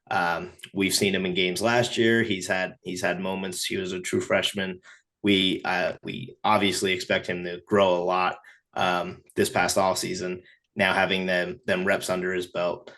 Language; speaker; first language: English; native; English